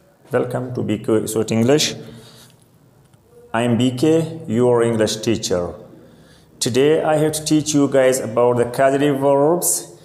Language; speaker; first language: English; non-native, local second language; Hindi